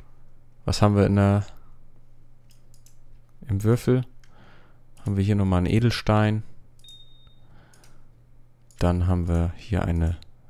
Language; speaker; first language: German; native; German